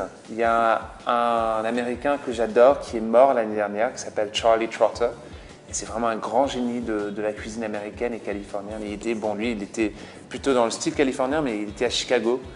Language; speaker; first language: French; non-native, fluent; English